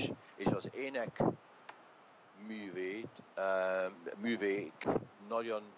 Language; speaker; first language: Hungarian; non-native, learner; English